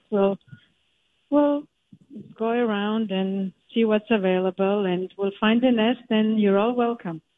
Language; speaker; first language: English; early bilingual, other home language; Turkish